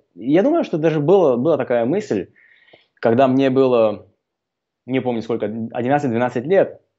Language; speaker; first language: Russian; non-native, fluent; Slovak